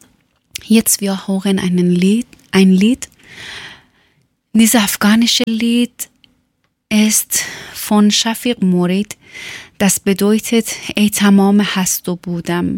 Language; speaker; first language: German; non-native, learner; Persian